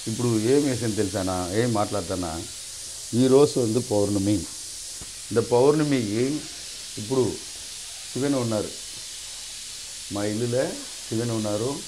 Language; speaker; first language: Telugu; non-native, local second language; Tamil